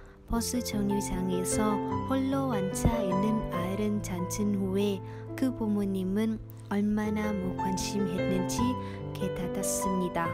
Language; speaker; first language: Korean; non-native, learner; Vietnamese